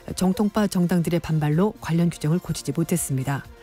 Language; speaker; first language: Korean; native; Korean